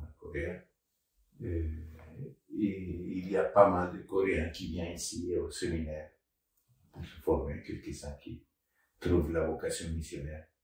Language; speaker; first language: French; non-native, fluent; Spanish